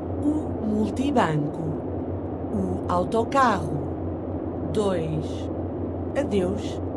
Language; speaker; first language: Portuguese; non-native, learner; English